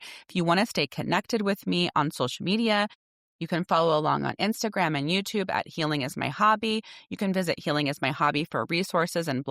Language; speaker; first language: English; native; English